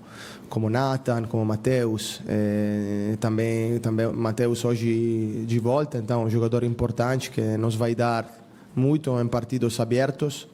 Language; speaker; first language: Portuguese; non-native, fluent; Spanish